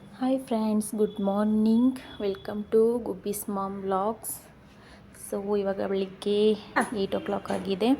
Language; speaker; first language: Kannada; non-native, local second language; Lambadi